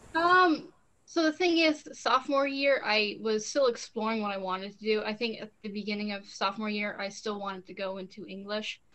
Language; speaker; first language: English; native; English